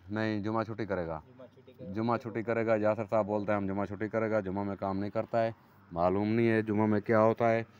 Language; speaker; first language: Urdu; non-native, local second language; Saraiki